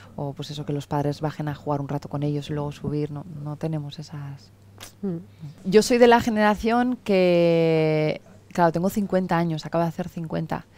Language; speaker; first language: Spanish; native; Spanish